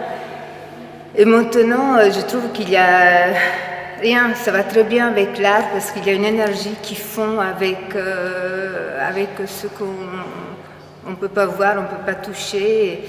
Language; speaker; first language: French; non-native, fluent; Italian